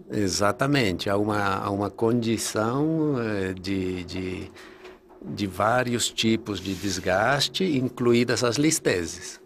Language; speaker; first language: Portuguese; non-native, fluent; Spanish